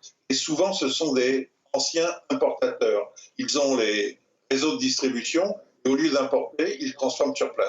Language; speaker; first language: French; native; French